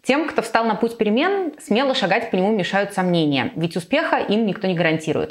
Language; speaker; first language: Russian; native; Russian